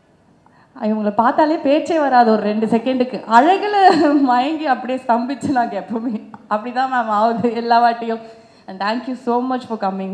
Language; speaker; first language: Tamil; native; Tamil